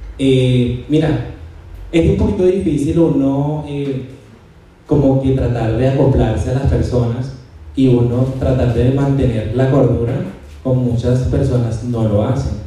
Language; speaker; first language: Spanish; native; Spanish